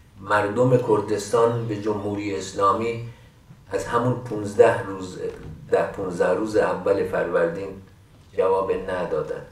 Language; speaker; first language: Persian; non-native, local second language; Central Kurdish